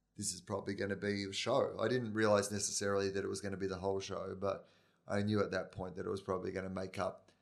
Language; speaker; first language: English; native; English